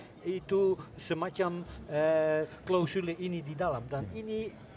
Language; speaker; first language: Indonesian; non-native, fluent; Dutch